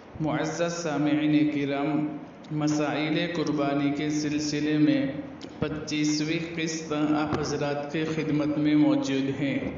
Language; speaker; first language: Urdu; non-native, local second language; Gujarati